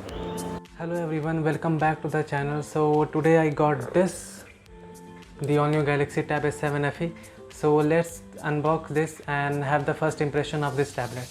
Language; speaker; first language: English; non-native, local second language; Hindi